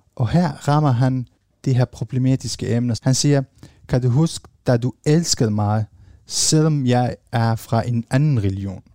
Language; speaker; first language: Danish; non-native, fluent; Arabic